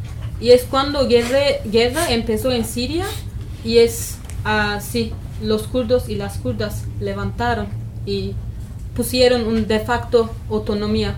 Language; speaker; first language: Spanish; non-native, learner; Kurdish